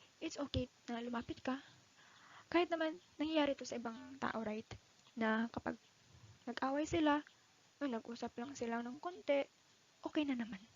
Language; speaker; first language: Filipino; non-native, local second language; Iloko